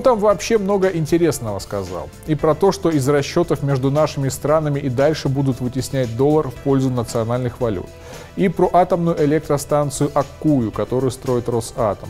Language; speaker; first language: Russian; native; Russian